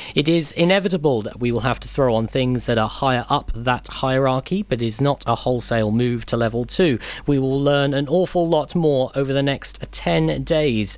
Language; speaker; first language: English; native; English